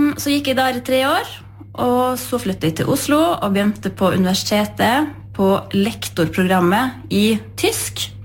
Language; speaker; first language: Norwegian; native; Norwegian